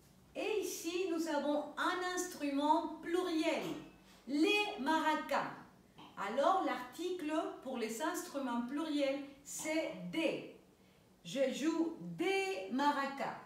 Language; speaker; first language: French; non-native, fluent; Spanish